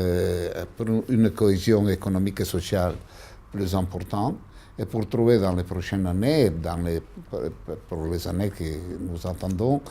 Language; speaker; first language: French; non-native, fluent; Italian